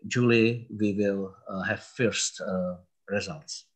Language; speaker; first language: English; non-native, learner; Czech